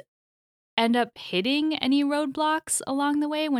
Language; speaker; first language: English; native; English